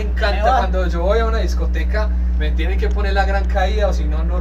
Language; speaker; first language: Spanish; native; Spanish